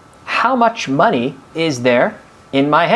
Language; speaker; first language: English; non-native, fluent; Spanish